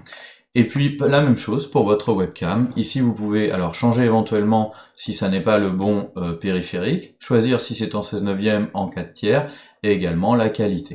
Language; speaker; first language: French; native; French